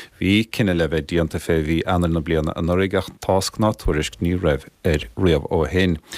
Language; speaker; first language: Irish; native; Irish